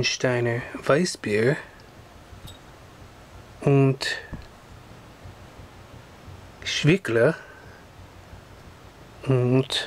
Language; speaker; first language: German; non-native, learner; Russian